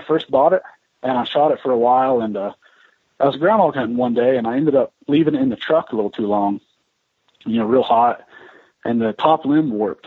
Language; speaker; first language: English; native; English